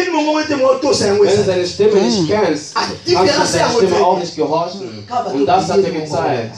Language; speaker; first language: German; non-native, fluent; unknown